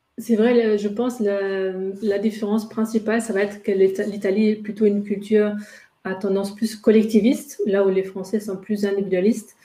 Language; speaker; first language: French; non-native, fluent; German